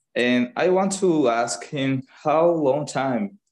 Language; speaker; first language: English; non-native, learner; Spanish